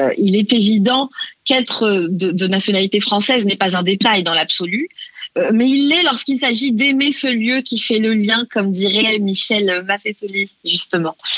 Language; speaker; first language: French; non-native, local second language; Arabic